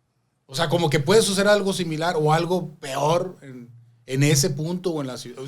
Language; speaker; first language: Spanish; native; Spanish